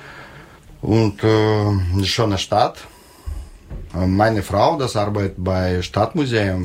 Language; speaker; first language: German; non-native, learner; Russian